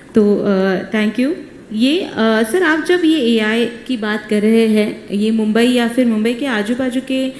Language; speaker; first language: Hindi; non-native, local second language; Marathi